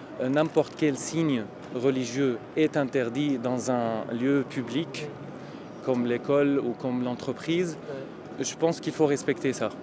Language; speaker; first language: French; native; French